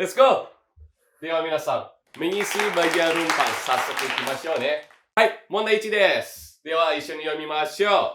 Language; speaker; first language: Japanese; non-native, fluent; Indonesian